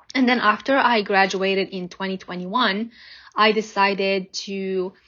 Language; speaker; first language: English; non-native, fluent; Arabic